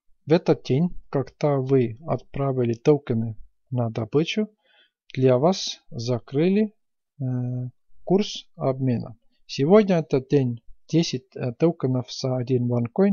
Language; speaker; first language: Russian; non-native, fluent; Estonian